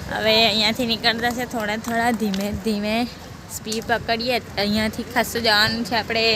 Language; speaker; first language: Gujarati; non-native, local second language; Kukna